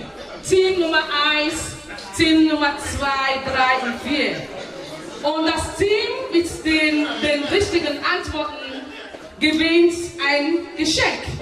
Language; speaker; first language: German; non-native, fluent; Igbo